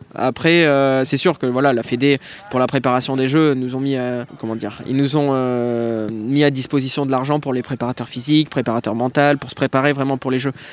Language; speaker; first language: French; native; French